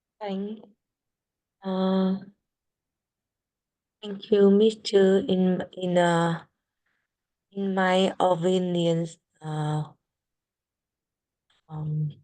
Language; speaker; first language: English; non-native, learner; Vietnamese